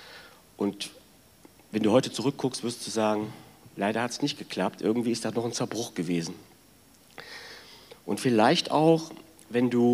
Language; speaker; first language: German; native; German